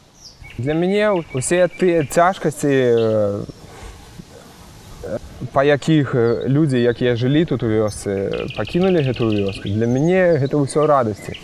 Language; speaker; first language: Belarusian; non-native, local second language; Russian